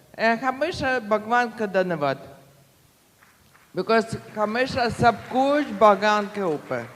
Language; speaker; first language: Hindi; non-native, learner; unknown